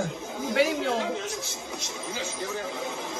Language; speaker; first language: Turkish; non-native, learner; English